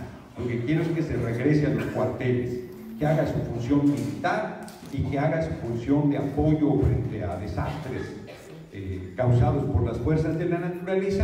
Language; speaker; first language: Spanish; native; Spanish